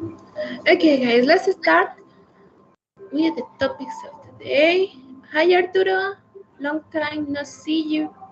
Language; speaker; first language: English; non-native, learner; Spanish